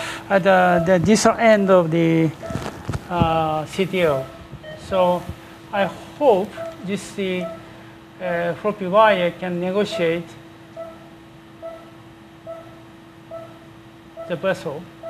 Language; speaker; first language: English; non-native, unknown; Japanese